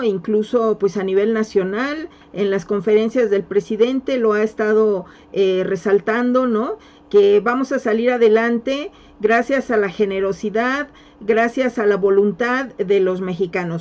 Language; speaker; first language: Spanish; native; Spanish